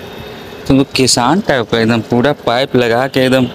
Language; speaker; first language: Hindi; native; Hindi